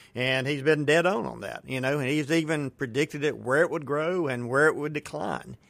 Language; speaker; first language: English; native; English